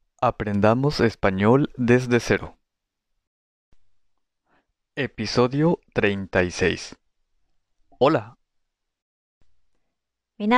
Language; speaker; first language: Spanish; non-native, fluent; Japanese